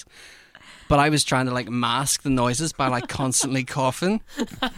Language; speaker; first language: English; native; English